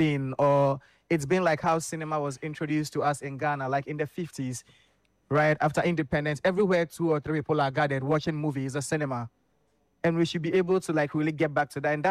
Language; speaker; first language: English; non-native, fluent; French